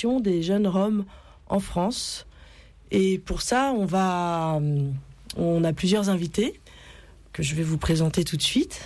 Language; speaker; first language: French; native; French